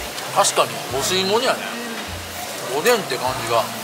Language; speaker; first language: Japanese; native; Japanese